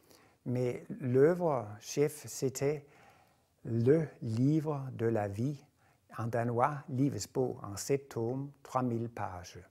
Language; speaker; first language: French; non-native, fluent; Danish